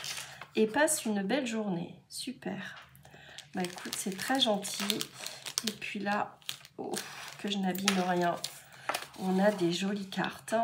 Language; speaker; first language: French; native; French